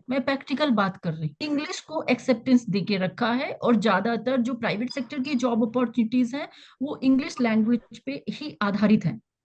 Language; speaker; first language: Hindi; native; Hindi